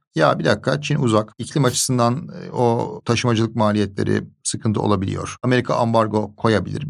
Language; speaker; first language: Turkish; native; Turkish